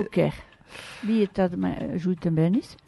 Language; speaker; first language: Basque; native; Basque